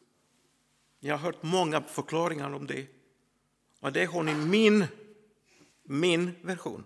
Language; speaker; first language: Swedish; non-native, fluent; Croatian